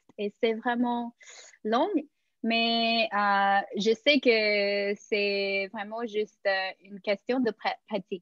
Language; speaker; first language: French; non-native, fluent; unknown